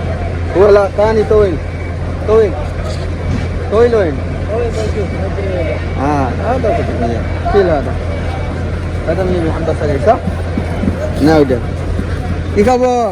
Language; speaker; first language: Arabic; non-native, learner; Bangla